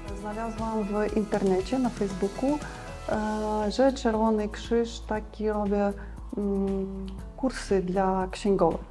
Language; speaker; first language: Polish; non-native, fluent; Ukrainian